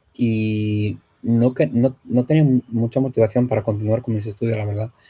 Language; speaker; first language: Spanish; non-native, fluent; English